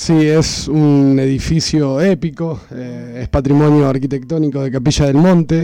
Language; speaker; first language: Spanish; native; Spanish